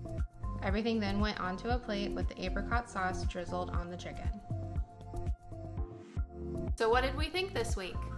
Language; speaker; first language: English; native; English